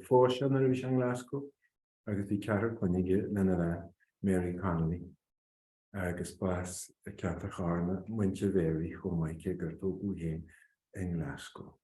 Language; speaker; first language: Irish; native; Irish